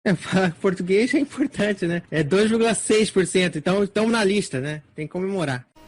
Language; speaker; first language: Portuguese; native; Portuguese